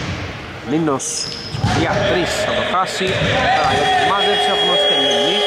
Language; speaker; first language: Greek; native; Greek